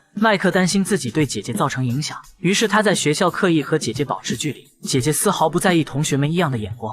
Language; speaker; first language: Chinese; native; Chinese